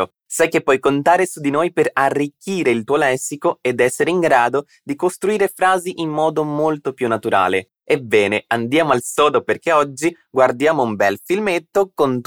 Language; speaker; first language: Italian; non-native, fluent; Portuguese